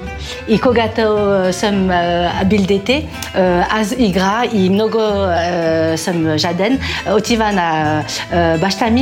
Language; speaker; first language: Bulgarian; non-native, learner; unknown